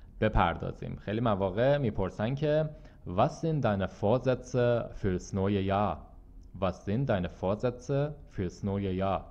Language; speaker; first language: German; non-native, fluent; Persian